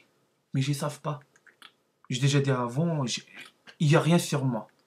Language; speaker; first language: French; non-native, learner; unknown